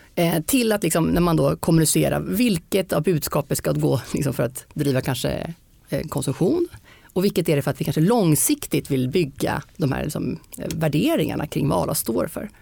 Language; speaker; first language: Swedish; native; Swedish